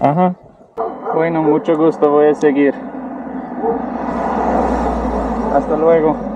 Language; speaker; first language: Spanish; non-native, fluent; English